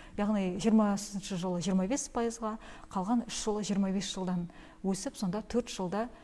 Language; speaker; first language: Kazakh; native; Kazakh